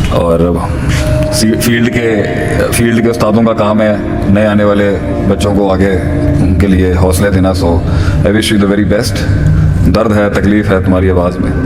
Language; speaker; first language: Urdu; non-native, local second language; Punjabi